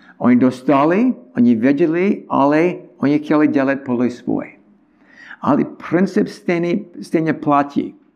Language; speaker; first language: Czech; non-native, learner; English